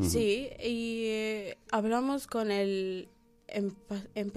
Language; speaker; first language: Spanish; non-native, learner; Arabic